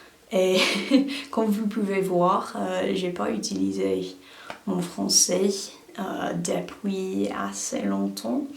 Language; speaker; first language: French; non-native, learner; English